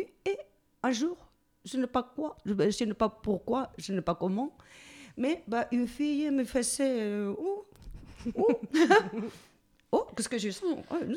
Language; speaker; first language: French; non-native, learner; Spanish